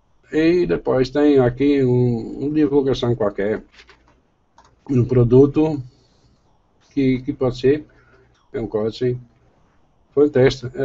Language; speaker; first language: Portuguese; non-native, fluent; Dutch